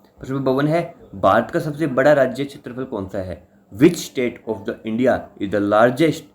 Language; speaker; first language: Hindi; native; Hindi